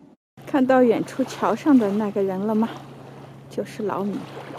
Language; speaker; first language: Chinese; native; Chinese